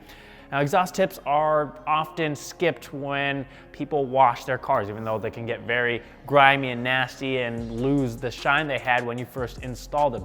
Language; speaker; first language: English; native; English